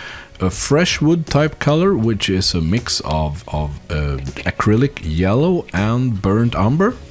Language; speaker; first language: English; non-native, fluent; Swedish